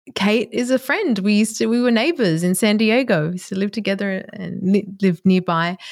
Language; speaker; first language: English; native; English